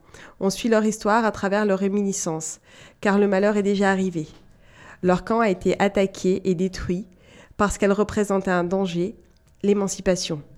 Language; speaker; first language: French; native; French